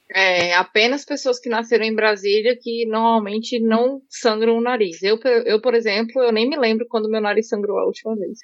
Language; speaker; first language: Portuguese; native; Portuguese